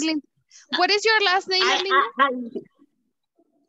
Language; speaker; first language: English; non-native, fluent; Spanish